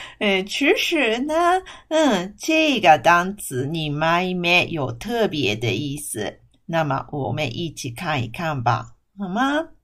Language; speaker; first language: Chinese; non-native, fluent; Japanese